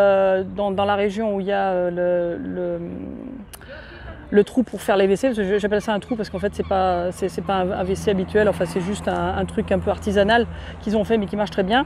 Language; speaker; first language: French; native; French